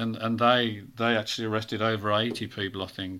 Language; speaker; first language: English; native; English